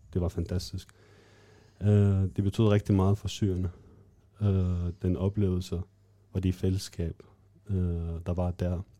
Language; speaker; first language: Danish; non-native, fluent; Arabic